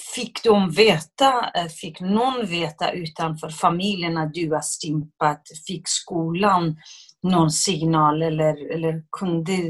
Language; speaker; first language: Swedish; non-native, fluent; Kurdish